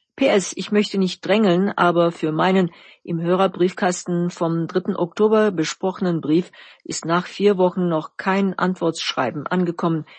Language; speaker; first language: German; non-native, fluent; Turkish